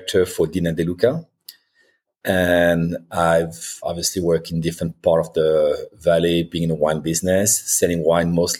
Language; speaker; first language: English; non-native, fluent; French